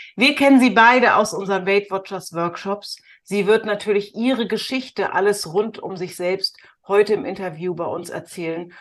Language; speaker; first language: German; native; German